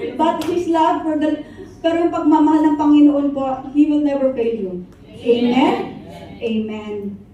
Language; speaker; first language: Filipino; non-native, local second language; Cebuano